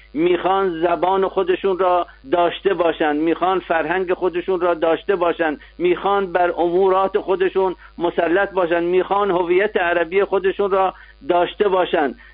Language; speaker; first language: Persian; non-native, local second language; Arabic